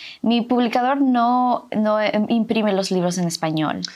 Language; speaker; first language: Spanish; native; Spanish